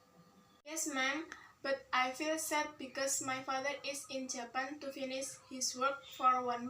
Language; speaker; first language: English; non-native, learner; Indonesian